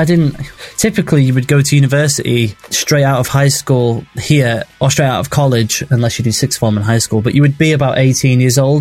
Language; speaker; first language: English; native; English